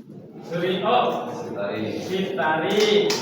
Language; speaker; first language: Japanese; non-native, fluent; Indonesian